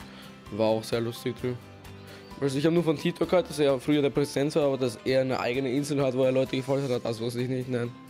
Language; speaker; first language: German; native; German